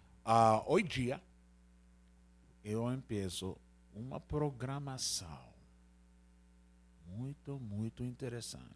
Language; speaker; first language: Portuguese; non-native, learner; Spanish